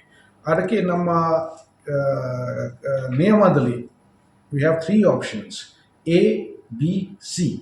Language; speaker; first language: Kannada; non-native, fluent; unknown